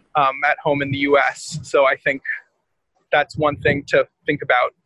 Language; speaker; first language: English; native; English